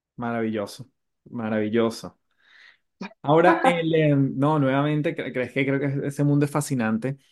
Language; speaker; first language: Spanish; native; Spanish